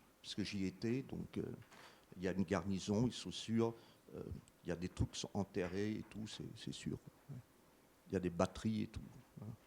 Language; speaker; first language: French; native; French